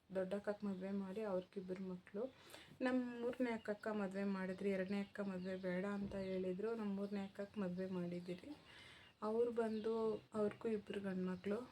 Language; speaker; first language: Kannada; non-native, local second language; Telugu